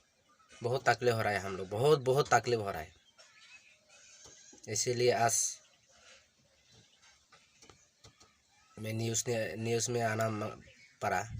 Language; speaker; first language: Hindi; non-native, local second language; Kok Borok